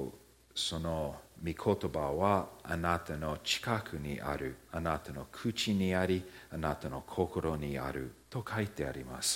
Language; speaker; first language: Japanese; early bilingual, heritage; Japanese